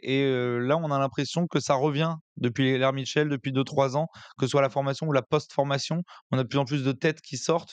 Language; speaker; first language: French; native; French